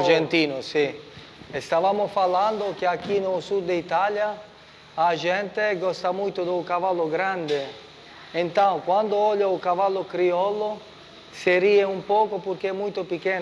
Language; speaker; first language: Portuguese; non-native, learner; Italian